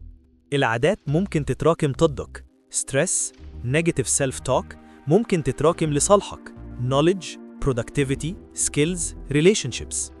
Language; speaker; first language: Arabic; native; Arabic